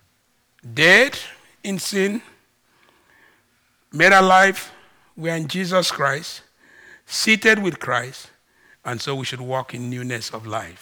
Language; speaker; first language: English; non-native, local second language; Ibibio